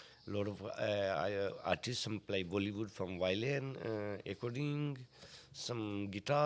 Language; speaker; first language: English; non-native, learner; Hindi